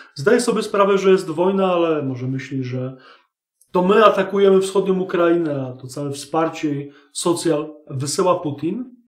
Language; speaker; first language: Polish; native; Polish